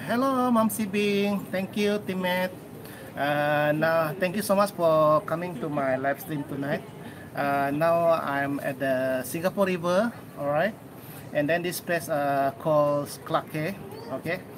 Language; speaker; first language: English; non-native, local second language; Malay